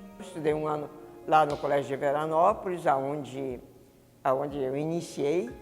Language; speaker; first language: Portuguese; early bilingual, other home language; Italian